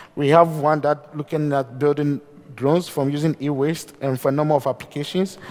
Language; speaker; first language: English; non-native, local second language; Akan